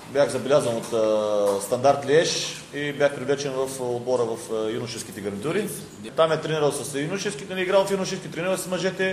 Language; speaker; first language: Bulgarian; native; Bulgarian